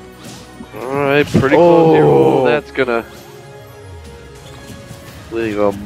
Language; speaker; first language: English; native; English